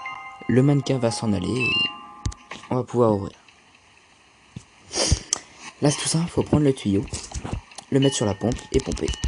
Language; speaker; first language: French; native; French